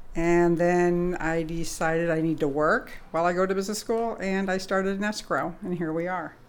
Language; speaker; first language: English; native; English